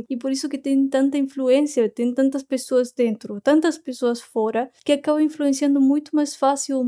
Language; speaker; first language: Portuguese; non-native, fluent; Spanish